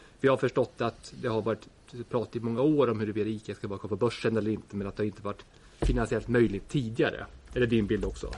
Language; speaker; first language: Swedish; native; Swedish